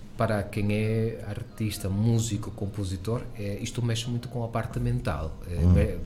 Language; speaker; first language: Portuguese; early bilingual, heritage; Spanish